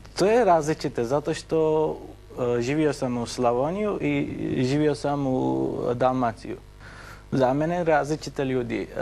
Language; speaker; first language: Bosnian; non-native, learner; Turkish